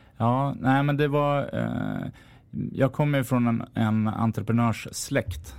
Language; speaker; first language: Swedish; native; Swedish